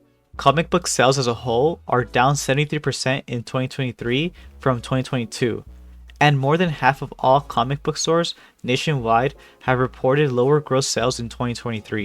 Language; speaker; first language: English; native; English